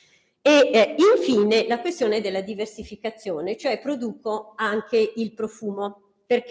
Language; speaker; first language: Italian; native; Italian